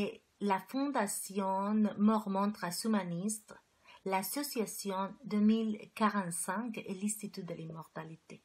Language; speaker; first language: French; non-native, fluent; Spanish